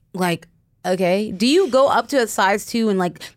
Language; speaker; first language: English; non-native, fluent; French